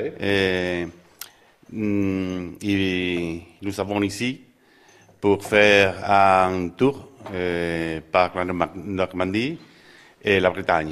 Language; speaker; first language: French; non-native, learner; Spanish